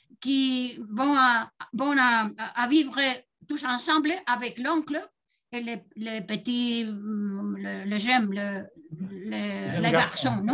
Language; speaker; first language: French; non-native, fluent; Spanish